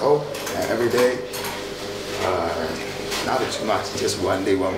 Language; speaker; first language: English; non-native, learner; Tibetan